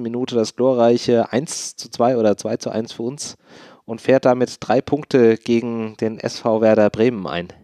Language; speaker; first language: German; native; German